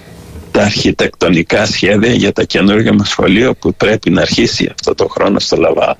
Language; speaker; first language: Greek; early bilingual, heritage; Greek